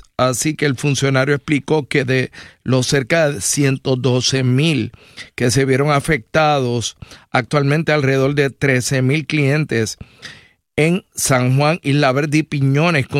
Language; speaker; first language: Spanish; native; Spanish